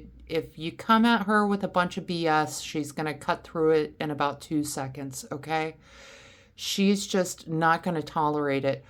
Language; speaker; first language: English; native; English